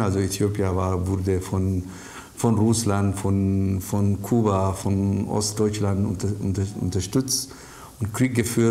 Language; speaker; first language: German; non-native, fluent; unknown